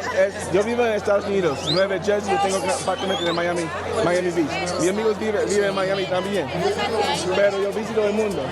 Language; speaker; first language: Spanish; non-native, learner; English